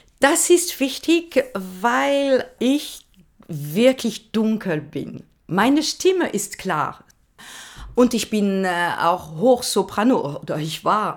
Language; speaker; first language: German; non-native, learner; French